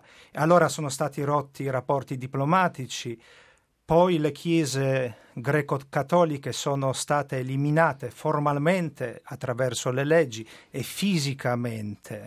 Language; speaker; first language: Italian; non-native, fluent; Polish